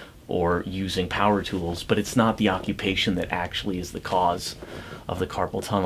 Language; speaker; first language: English; native; English